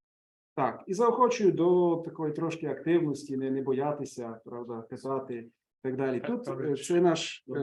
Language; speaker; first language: Ukrainian; native; Ukrainian